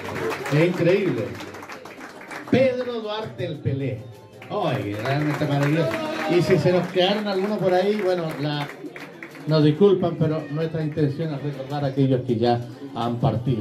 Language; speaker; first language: Spanish; native; Spanish